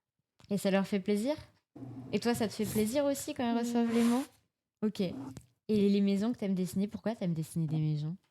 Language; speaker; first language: French; native; French